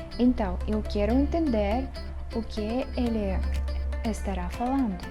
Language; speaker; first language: Portuguese; non-native, learner; Russian